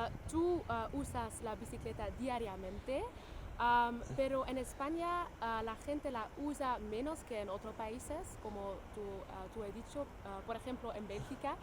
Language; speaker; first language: Spanish; non-native, learner; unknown